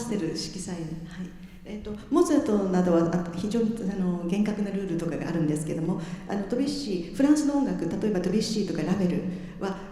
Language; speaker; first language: Japanese; native; Japanese